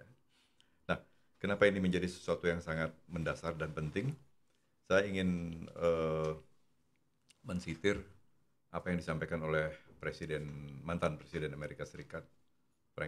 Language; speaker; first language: Indonesian; non-native, local second language; Javanese